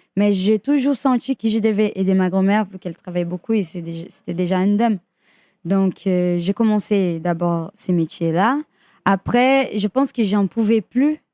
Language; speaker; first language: French; non-native, fluent; Portuguese